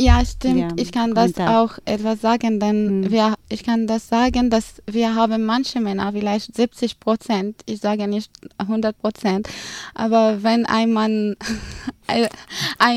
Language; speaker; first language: German; non-native, fluent; Arabic